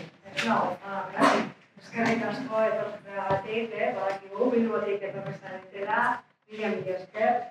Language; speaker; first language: Basque; non-native, local second language; Spanish